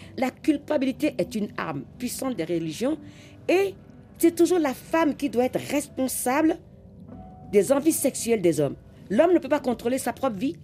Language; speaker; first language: French; non-native, local second language; Fon